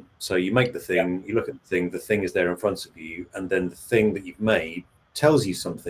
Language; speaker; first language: English; native; English